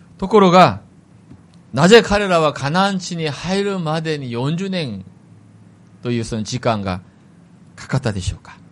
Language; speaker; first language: Japanese; non-native, fluent; Korean